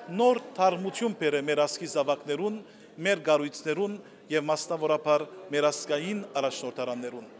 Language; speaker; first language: Armenian; native; Armenian